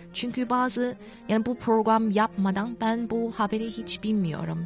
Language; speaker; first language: Turkish; non-native, fluent; Chinese